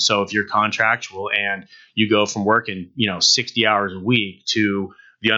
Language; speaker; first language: English; native; English